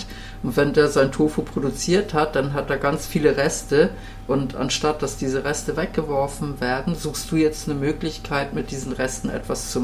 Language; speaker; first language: German; native; German